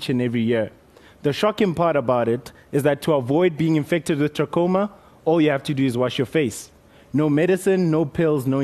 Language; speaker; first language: English; non-native, local second language; Northern Sotho